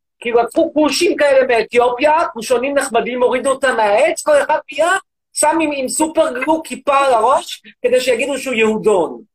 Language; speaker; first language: Hebrew; native; Hebrew